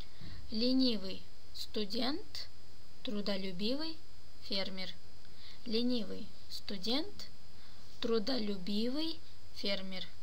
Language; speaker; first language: Russian; non-native, fluent; Turkish